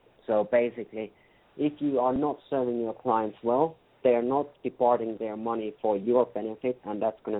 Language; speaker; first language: English; non-native, fluent; Finnish